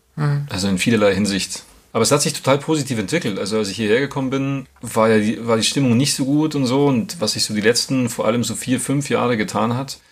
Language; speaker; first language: German; native; German